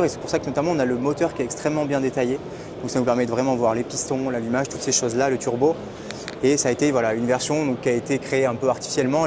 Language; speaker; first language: French; native; French